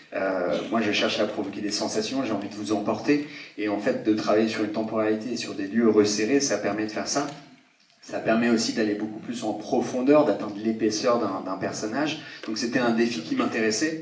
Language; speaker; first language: French; native; French